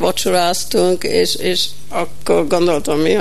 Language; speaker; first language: Hungarian; early bilingual, heritage; Hungarian